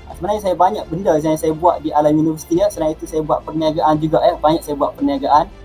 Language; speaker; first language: Malay; native; Malay